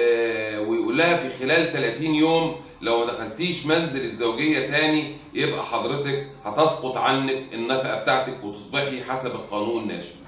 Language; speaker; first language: Arabic; native; Arabic